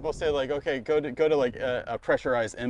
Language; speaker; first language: English; native; English